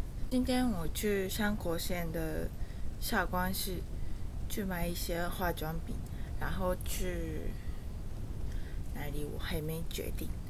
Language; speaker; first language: Chinese; early bilingual, heritage; Chinese